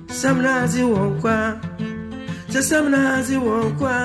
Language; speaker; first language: English; non-native, local second language; Akan